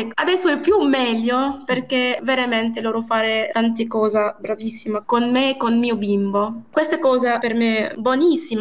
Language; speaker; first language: Italian; non-native, learner; Arabic